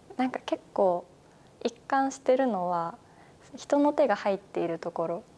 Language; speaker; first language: Japanese; native; Japanese